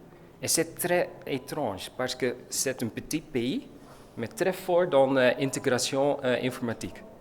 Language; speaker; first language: French; non-native, learner; Dutch